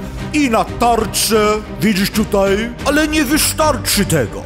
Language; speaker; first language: Polish; early bilingual, heritage; Polish